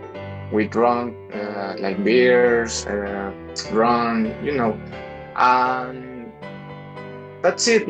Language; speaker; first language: English; non-native, learner; Spanish